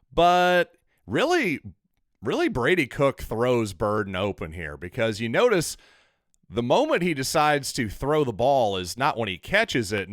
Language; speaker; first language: English; native; English